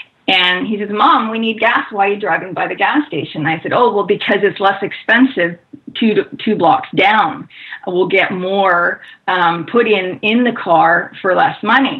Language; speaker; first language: English; native; English